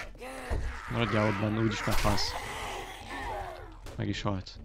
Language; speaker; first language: Hungarian; native; Hungarian